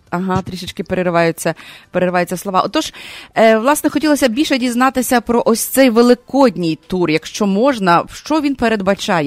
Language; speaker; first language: Ukrainian; native; Ukrainian